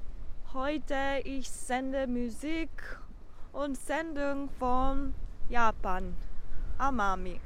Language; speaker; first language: German; non-native, learner; Japanese